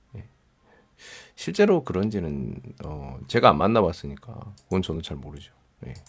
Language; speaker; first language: Korean; native; Korean